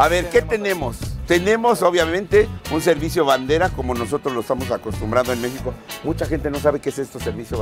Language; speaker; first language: Spanish; native; Spanish